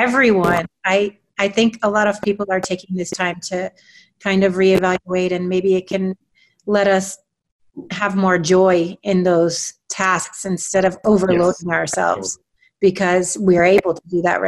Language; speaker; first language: English; native; English